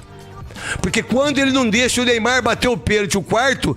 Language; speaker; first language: Portuguese; native; Portuguese